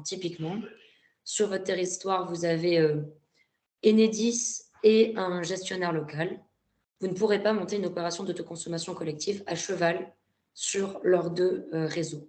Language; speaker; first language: French; native; French